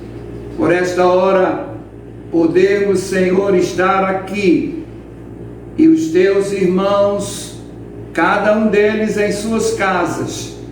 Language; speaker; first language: Portuguese; native; Portuguese